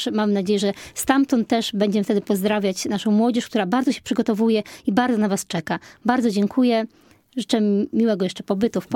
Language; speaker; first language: Polish; native; Polish